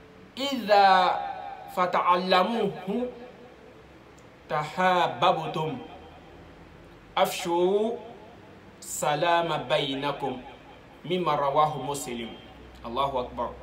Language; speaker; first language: Arabic; non-native, fluent; Bambara